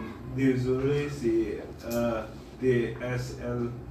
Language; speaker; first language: French; non-native, fluent; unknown